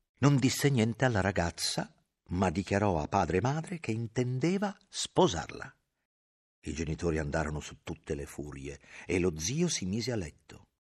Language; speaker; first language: Italian; native; Italian